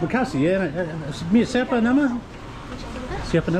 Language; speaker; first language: Indonesian; non-native, learner; English